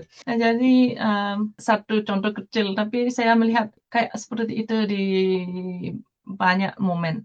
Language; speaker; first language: Indonesian; non-native, fluent; Japanese